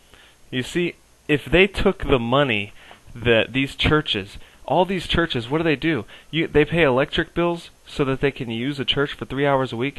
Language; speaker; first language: English; native; English